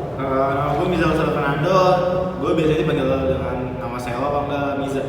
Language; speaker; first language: Indonesian; native; Indonesian